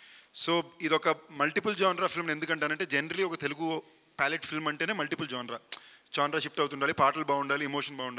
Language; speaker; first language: Telugu; native; Telugu